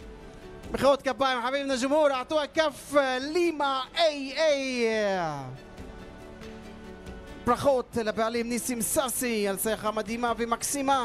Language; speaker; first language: Hebrew; non-native, local second language; Arabic